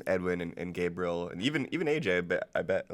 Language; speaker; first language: English; native; English